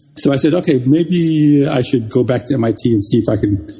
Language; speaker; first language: English; early bilingual, other home language; Jamaican Creole English